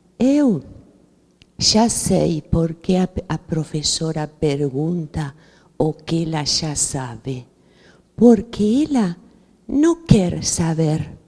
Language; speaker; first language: Portuguese; non-native, fluent; Spanish